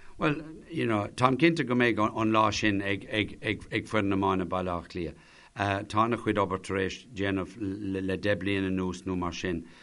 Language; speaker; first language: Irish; non-native, local second language; English